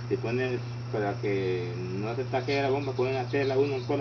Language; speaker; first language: Spanish; native; Spanish